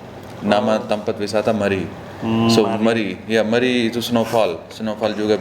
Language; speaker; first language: Indonesian; non-native, learner; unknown